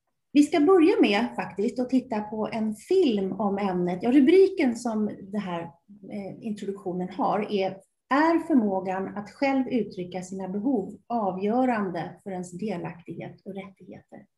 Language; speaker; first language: Swedish; native; Swedish